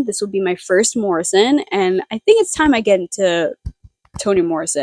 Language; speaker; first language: English; native; English